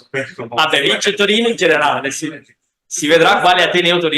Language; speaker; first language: Italian; native; Italian